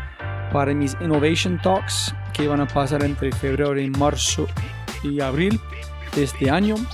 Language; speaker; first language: Spanish; non-native, fluent; English